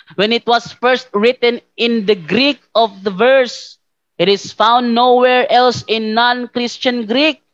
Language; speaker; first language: English; non-native, local second language; Filipino